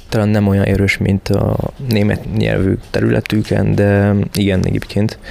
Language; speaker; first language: Hungarian; non-native, fluent; French